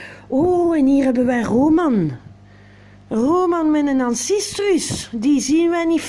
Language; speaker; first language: Dutch; non-native, local second language; French